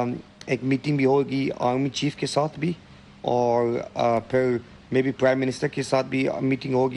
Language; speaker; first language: Hindi; early bilingual, heritage; Hindi